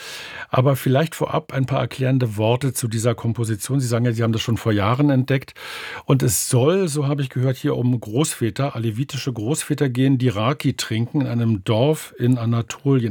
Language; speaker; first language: German; native; German